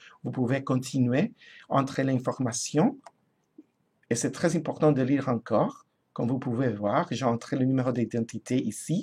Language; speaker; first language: French; non-native, fluent; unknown